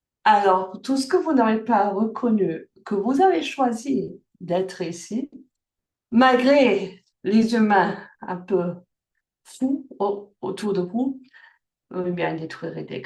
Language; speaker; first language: French; early bilingual, heritage; French